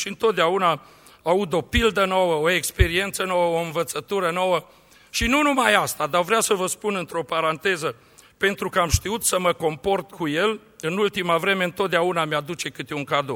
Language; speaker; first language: Romanian; native; Romanian